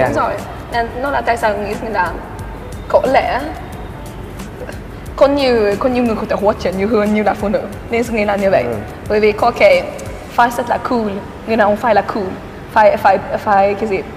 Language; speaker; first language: Vietnamese; early bilingual, heritage; Swedish